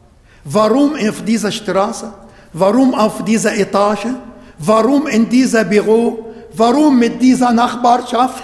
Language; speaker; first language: German; non-native, fluent; Arabic